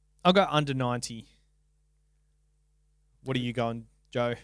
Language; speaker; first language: English; native; English